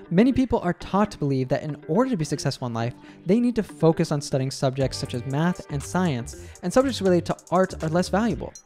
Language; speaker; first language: English; native; English